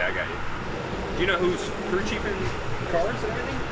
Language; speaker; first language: English; native; English